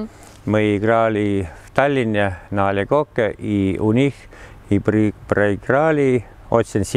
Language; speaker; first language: Russian; non-native, learner; Estonian